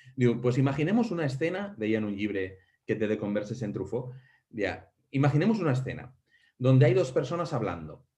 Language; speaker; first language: Spanish; non-native, local second language; Catalan